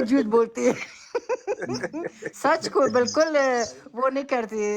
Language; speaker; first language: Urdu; non-native, fluent; Persian